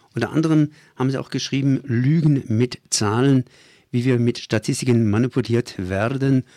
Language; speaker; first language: German; native; German